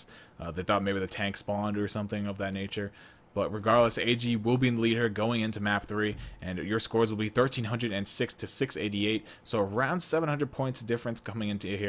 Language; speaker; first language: English; native; English